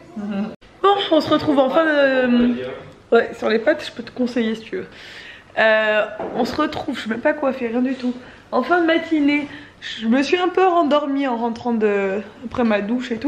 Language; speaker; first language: French; native; French